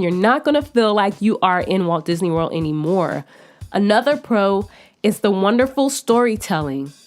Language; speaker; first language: English; native; English